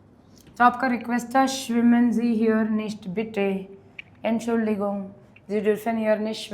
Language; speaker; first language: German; non-native, learner; Hindi